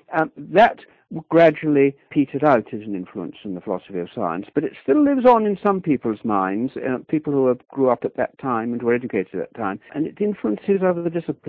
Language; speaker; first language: English; native; English